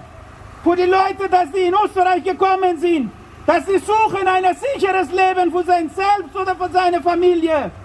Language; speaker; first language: German; non-native, learner; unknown